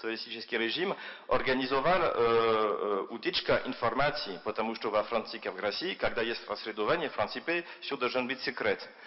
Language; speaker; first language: Russian; non-native, fluent; French